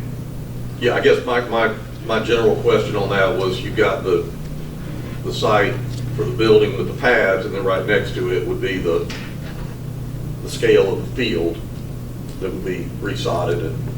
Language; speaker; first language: English; native; English